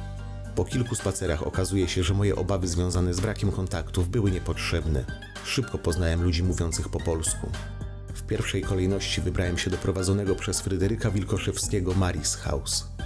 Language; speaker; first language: Polish; native; Polish